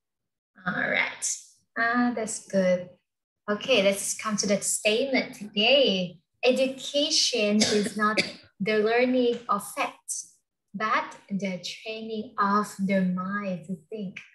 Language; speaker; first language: English; non-native, fluent; Vietnamese